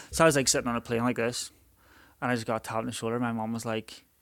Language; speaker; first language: English; native; English